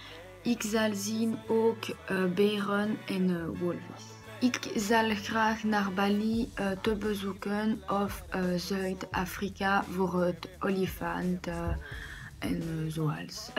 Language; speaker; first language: Dutch; non-native, learner; French